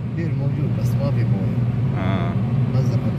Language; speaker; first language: Arabic; non-native, learner; Urdu